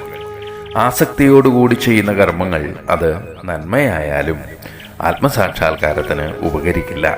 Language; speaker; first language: Malayalam; native; Malayalam